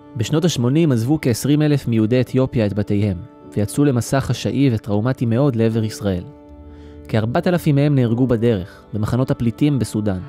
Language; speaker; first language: Hebrew; native; Hebrew